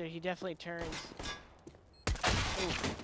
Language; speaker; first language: English; native; English